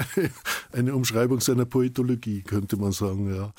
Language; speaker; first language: German; native; German